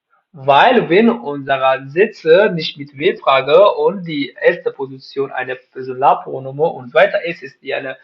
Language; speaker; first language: German; non-native, fluent; Pashto